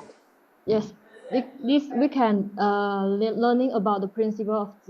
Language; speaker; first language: English; non-native, learner; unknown